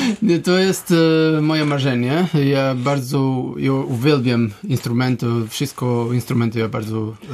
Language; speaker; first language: Polish; non-native, learner; Portuguese